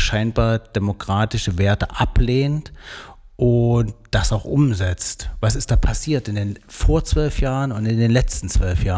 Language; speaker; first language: German; native; German